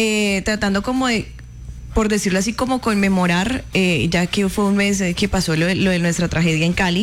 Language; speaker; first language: Spanish; native; Spanish